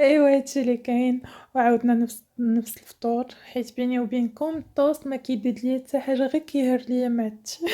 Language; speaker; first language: Arabic; native; Arabic